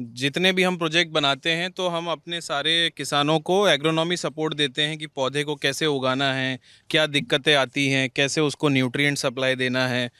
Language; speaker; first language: Hindi; native; Hindi